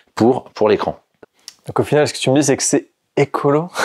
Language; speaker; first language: French; native; French